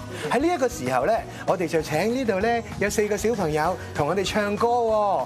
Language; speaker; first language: Cantonese; native; Cantonese